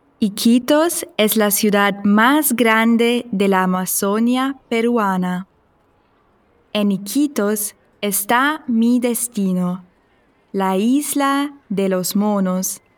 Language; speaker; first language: Spanish; non-native, fluent; German